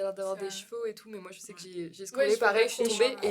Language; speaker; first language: French; native; French